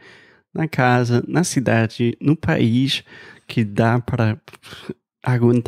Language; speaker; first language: Portuguese; non-native, fluent; English